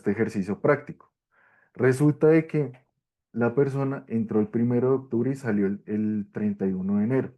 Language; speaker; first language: Spanish; native; Spanish